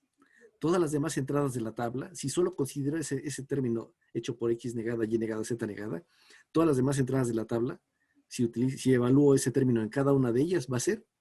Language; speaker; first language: Spanish; native; Spanish